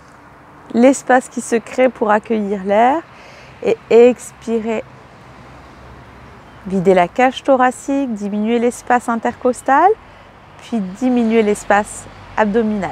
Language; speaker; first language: French; native; French